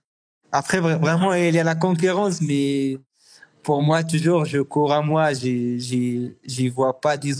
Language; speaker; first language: French; non-native, learner; Arabic